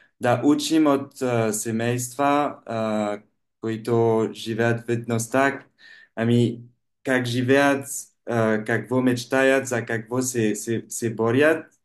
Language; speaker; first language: Bulgarian; non-native, learner; French